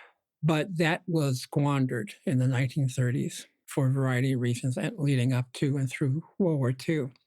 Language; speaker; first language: English; native; English